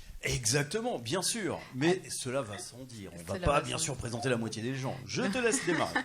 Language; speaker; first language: French; native; French